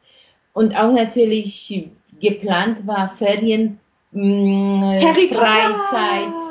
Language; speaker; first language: German; non-native, fluent; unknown